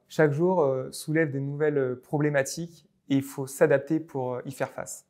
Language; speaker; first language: French; native; French